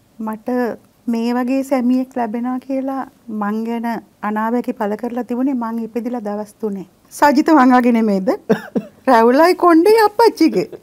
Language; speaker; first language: Sinhala; native; Sinhala